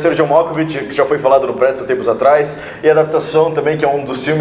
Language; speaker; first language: Portuguese; native; Portuguese